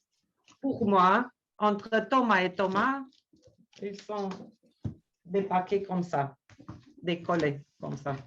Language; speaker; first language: French; non-native, learner; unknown